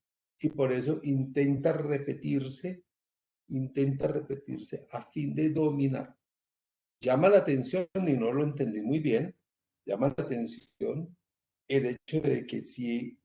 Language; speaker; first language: Spanish; native; Spanish